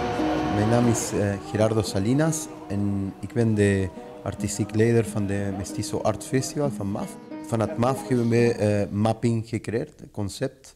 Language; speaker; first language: Dutch; non-native, fluent; Spanish